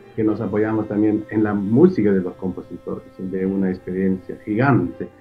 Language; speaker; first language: Spanish; early bilingual, heritage; German